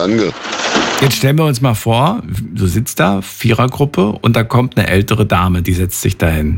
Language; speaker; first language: German; native; German